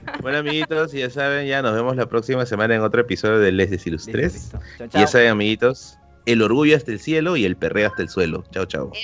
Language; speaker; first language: Spanish; native; Spanish